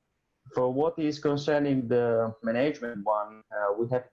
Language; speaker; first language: English; non-native, fluent; Italian